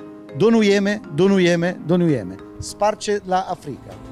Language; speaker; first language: Polish; non-native, learner; Italian